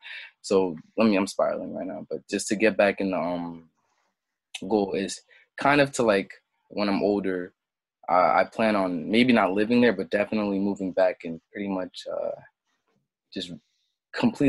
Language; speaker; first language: English; early bilingual, other home language; French